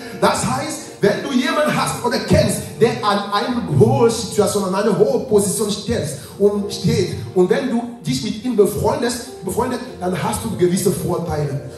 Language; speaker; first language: German; non-native, fluent; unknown